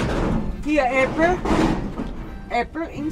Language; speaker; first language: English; non-native, learner; German